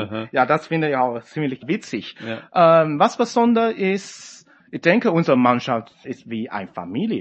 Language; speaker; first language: German; non-native, fluent; Chinese